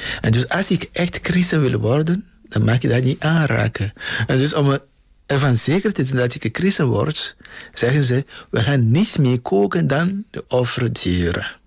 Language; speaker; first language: Dutch; non-native, fluent; Ewe